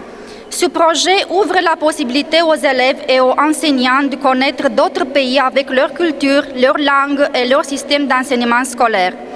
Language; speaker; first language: French; non-native, fluent; Romanian